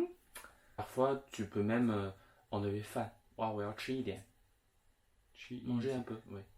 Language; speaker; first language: French; non-native, fluent; Chinese